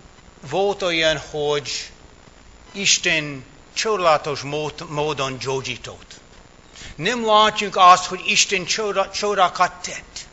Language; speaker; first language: Hungarian; early bilingual, heritage; English